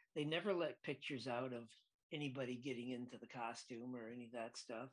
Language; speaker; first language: English; native; English